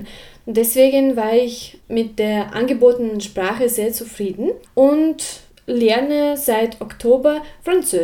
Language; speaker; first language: German; non-native, fluent; Russian